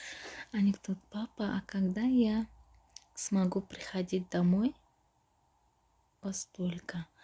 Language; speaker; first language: Russian; non-native, local second language; Tajik